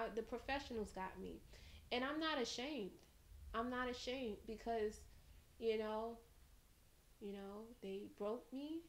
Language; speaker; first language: English; native; English